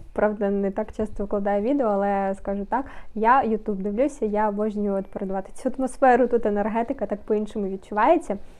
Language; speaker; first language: Ukrainian; non-native, local second language; Russian